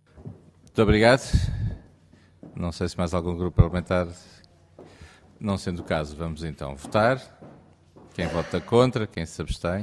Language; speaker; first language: Portuguese; native; Portuguese